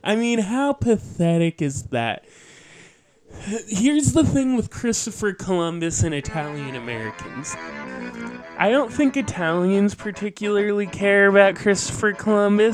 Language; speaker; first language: English; native; English